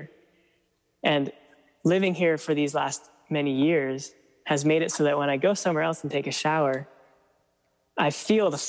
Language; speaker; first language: English; native; English